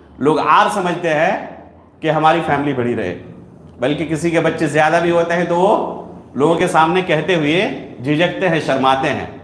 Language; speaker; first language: Urdu; native; Urdu